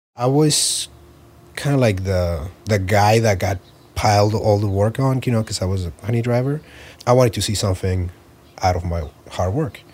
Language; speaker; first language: English; early bilingual, other home language; Spanish